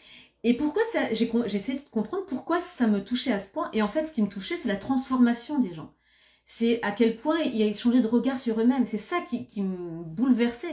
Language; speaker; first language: French; native; French